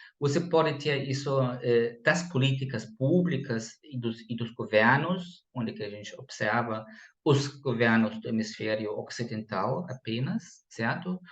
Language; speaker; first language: Portuguese; non-native, fluent; German